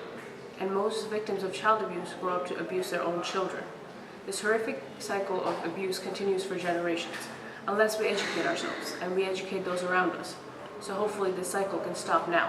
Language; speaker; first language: English; non-native, local second language; Bangla